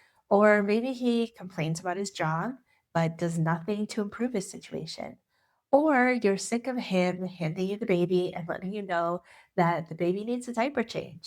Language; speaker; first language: English; native; English